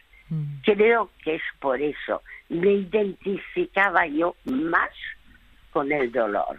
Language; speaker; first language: Spanish; early bilingual, other home language; French